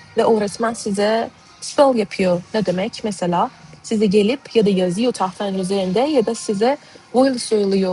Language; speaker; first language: Turkish; non-native, fluent; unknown